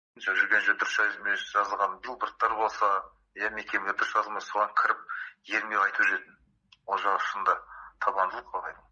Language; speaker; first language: Kazakh; native; Kazakh